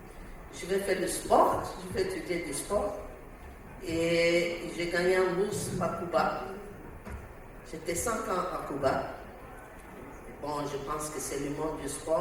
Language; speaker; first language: French; non-native, learner; Portuguese